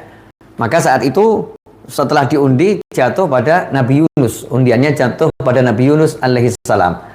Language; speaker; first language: Indonesian; native; Indonesian